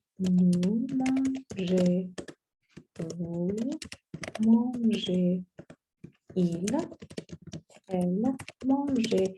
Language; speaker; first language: French; non-native, fluent; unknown